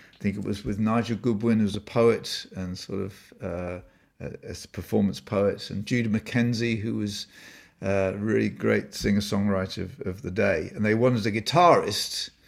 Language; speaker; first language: English; native; English